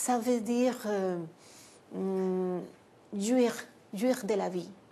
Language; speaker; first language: French; non-native, fluent; Spanish